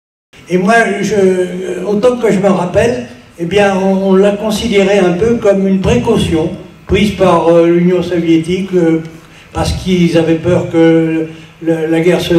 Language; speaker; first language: French; native; French